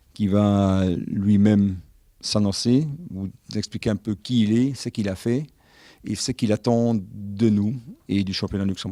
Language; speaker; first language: French; non-native, local second language; Luxembourgish